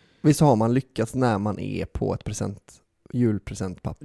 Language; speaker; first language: Swedish; native; Swedish